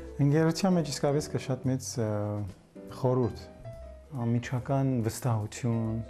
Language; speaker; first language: Armenian; early bilingual, heritage; Armenian